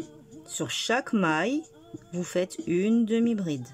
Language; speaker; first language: French; native; French